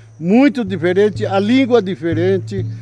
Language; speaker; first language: Portuguese; non-native, local second language; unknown